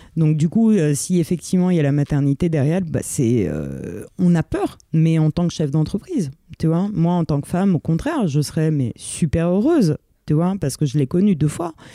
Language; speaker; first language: French; early bilingual, other home language; Romanian